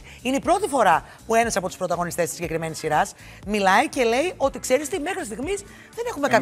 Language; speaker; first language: Greek; native; Greek